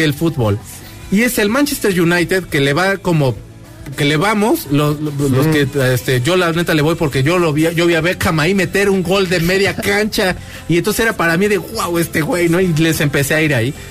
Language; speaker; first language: Spanish; native; Spanish